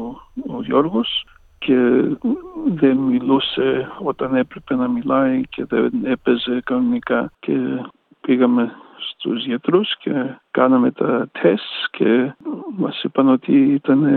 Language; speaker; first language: Greek; early bilingual, heritage; Greek